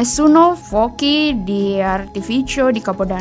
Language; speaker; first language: Italian; non-native, learner; Indonesian